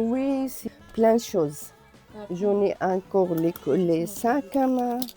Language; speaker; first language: French; non-native, learner; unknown